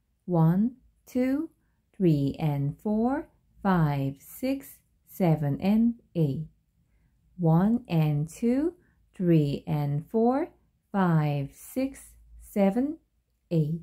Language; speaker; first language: English; non-native, fluent; Korean